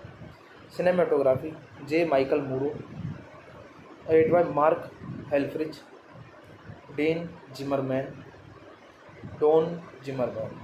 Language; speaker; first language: English; non-native, learner; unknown